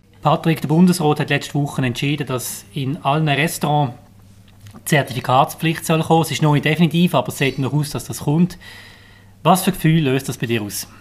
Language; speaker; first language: German; native; German